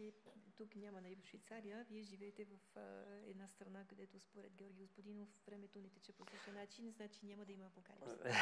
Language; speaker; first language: Bulgarian; non-native, fluent; French